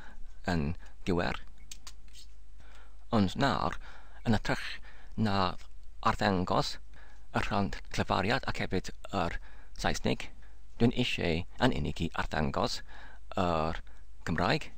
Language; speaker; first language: Welsh; non-native, learner; English